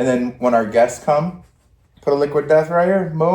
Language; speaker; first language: English; native; English